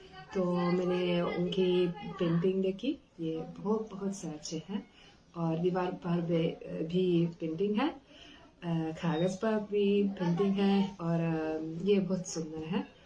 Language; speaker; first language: Hindi; non-native, fluent; Italian